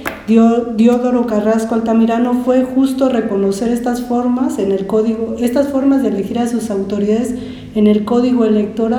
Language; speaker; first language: Spanish; native; Spanish